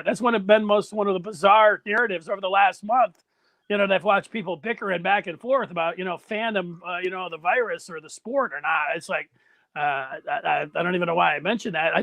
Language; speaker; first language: English; native; English